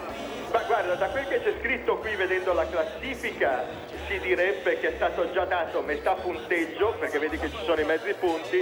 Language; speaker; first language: Italian; native; Italian